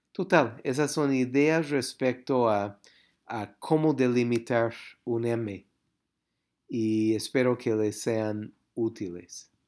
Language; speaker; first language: Spanish; non-native, fluent; English